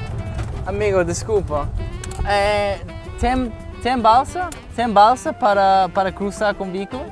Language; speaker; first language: Portuguese; non-native, learner; English